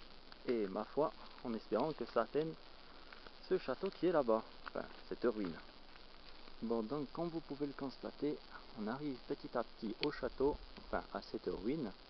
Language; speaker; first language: French; native; French